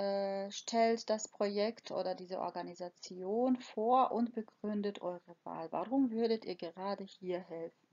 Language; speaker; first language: German; non-native, fluent; Croatian